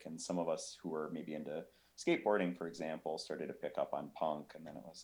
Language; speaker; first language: English; native; English